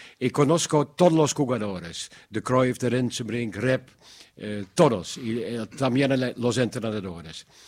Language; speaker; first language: Spanish; non-native, learner; Dutch